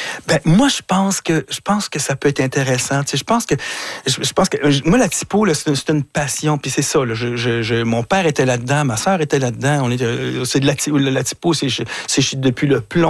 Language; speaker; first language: French; native; French